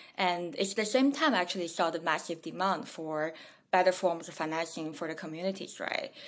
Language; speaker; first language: English; non-native, fluent; Chinese